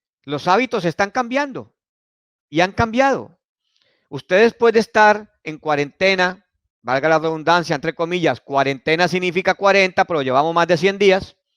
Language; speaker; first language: Spanish; native; Spanish